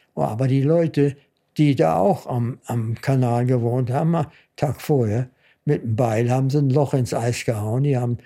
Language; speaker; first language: German; native; German